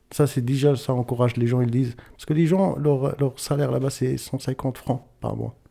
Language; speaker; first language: French; non-native, local second language; Tachelhit